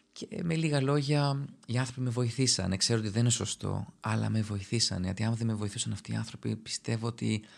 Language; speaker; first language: Greek; early bilingual, other home language; Albanian